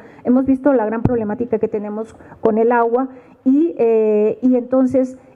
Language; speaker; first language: Spanish; native; Spanish